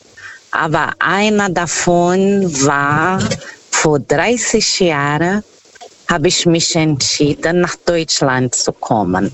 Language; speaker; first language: German; non-native, learner; Portuguese